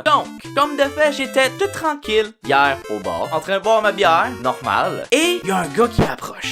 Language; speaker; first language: French; native; French